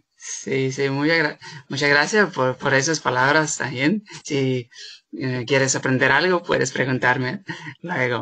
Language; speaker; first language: Spanish; non-native, fluent; Ukrainian